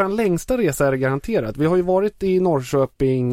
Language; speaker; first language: Swedish; native; Swedish